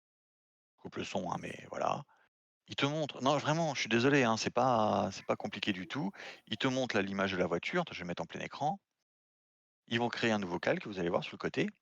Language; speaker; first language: French; native; French